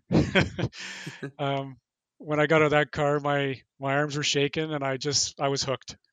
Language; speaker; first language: English; native; English